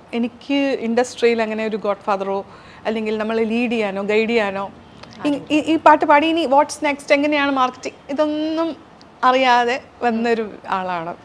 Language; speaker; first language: Malayalam; non-native, local second language; Urdu